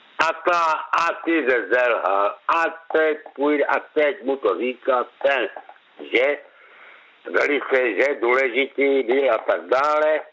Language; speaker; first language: Czech; native; Czech